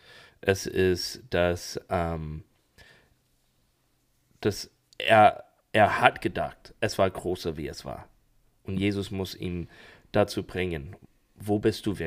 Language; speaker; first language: German; non-native, fluent; English